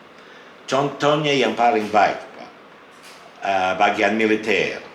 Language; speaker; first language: Indonesian; non-native, fluent; English